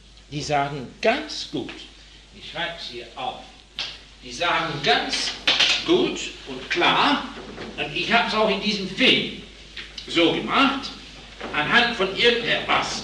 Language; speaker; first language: German; non-native, fluent; English